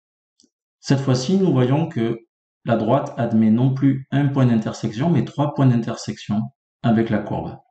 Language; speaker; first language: French; native; French